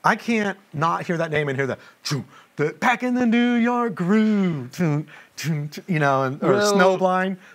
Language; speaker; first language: English; native; English